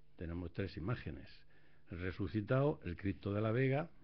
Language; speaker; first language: Spanish; native; Spanish